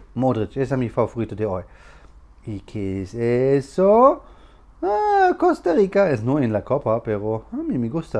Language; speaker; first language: Spanish; non-native, learner; German